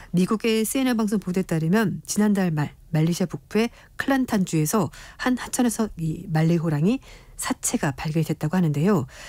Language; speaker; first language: Korean; native; Korean